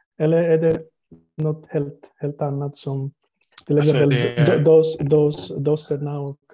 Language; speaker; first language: Swedish; non-native, fluent; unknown